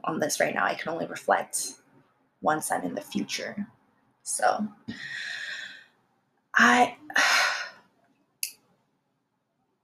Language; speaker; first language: English; early bilingual, other home language; Korean